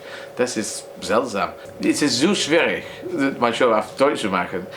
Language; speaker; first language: German; non-native, learner; English